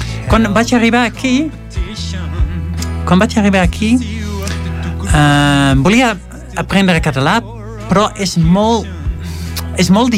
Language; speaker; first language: Catalan; non-native, fluent; Dutch